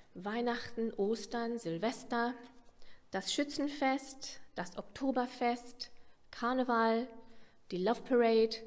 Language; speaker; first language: German; non-native, fluent; English